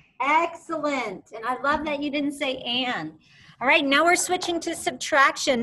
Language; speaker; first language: English; native; English